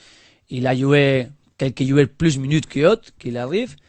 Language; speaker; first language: French; non-native, learner; Spanish